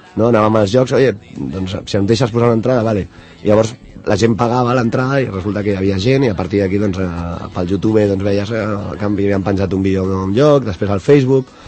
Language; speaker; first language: Catalan; non-native, local second language; Spanish